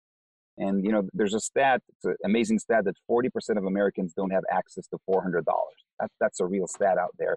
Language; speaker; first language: English; non-native, fluent; Hebrew